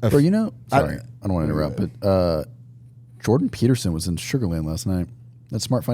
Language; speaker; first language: English; native; English